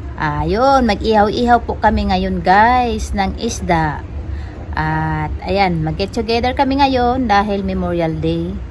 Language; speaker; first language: Filipino; native; Filipino